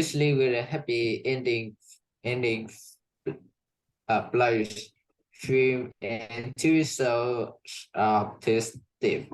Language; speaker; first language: English; non-native, learner; Vietnamese